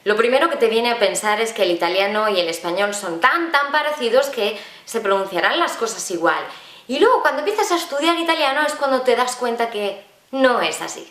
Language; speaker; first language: Spanish; native; Spanish